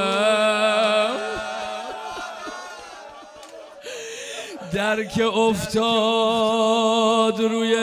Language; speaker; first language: Persian; native; Persian